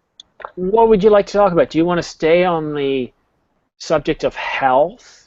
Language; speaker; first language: English; native; English